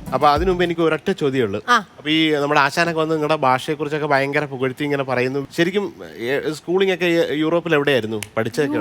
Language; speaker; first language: Malayalam; native; Malayalam